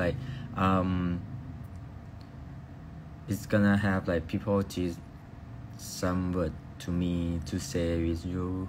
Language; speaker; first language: English; non-native, learner; Thai